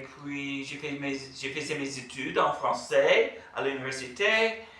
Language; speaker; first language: French; non-native, fluent; English